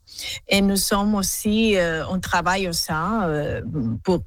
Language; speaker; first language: French; non-native, learner; Spanish